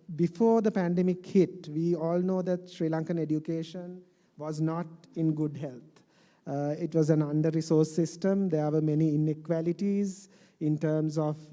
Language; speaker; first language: English; non-native, local second language; Sinhala